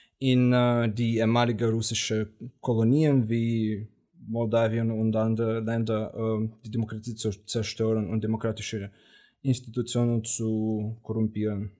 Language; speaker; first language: German; non-native, fluent; Romanian